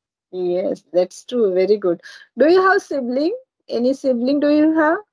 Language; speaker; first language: English; non-native, learner; Marathi